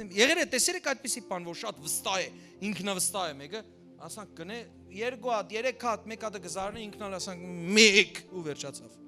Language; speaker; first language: Armenian; early bilingual, heritage; Armenian